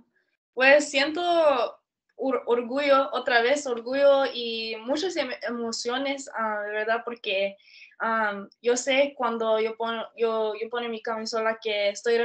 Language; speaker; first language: Spanish; early bilingual, heritage; Spanish